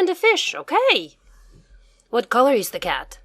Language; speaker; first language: English; non-native, fluent; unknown